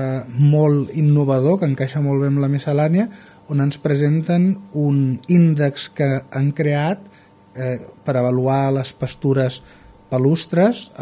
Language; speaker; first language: Catalan; native; Catalan